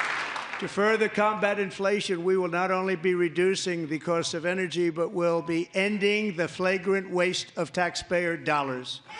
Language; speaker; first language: English; native; English